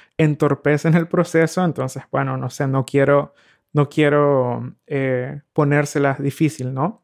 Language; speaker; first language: Spanish; native; Spanish